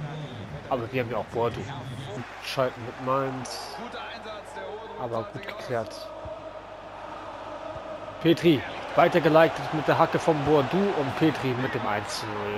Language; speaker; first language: German; native; German